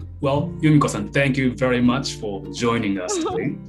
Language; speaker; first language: English; non-native, fluent; Japanese